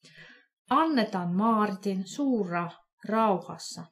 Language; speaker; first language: Finnish; non-native, fluent; Russian